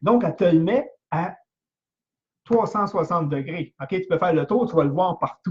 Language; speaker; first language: French; native; French